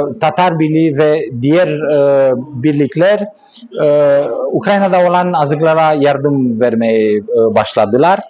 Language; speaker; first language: Turkish; non-native, learner; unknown